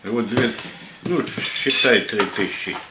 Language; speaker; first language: Russian; native; Russian